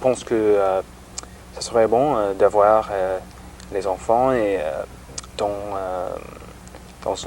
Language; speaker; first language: French; non-native, learner; English